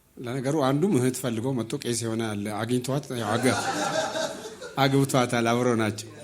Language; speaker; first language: Amharic; non-native, local second language; Oromo